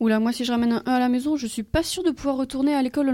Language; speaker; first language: French; native; French